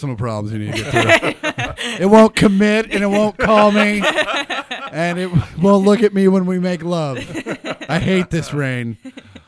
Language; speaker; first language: English; native; English